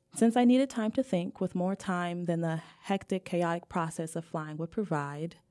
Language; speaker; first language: English; native; English